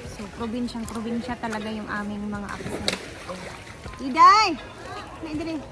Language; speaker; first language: Filipino; non-native, local second language; Cebuano